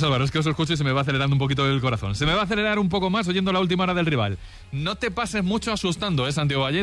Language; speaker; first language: Spanish; native; Spanish